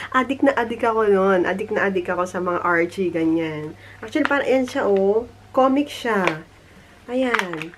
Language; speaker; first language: Filipino; native; Filipino